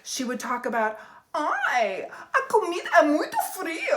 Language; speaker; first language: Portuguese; non-native, learner; English